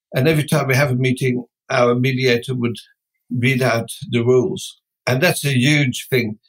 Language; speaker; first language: English; non-native, fluent; Dutch